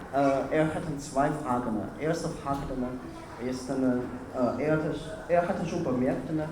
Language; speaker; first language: German; non-native, learner; Chinese